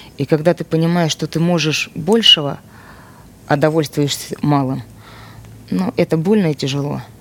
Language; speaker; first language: Russian; native; Russian